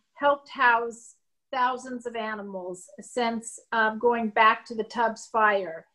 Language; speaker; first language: English; native; English